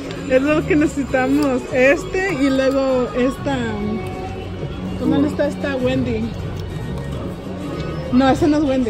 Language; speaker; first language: Spanish; early bilingual, heritage; Spanish